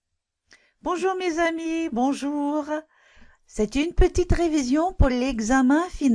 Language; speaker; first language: French; non-native, fluent; English